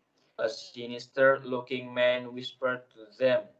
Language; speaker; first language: English; non-native, learner; Indonesian